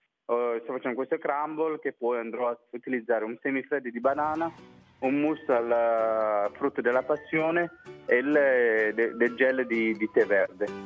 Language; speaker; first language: Italian; non-native, fluent; Morisyen